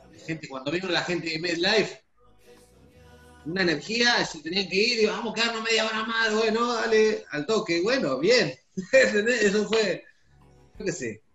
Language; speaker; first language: Spanish; native; Spanish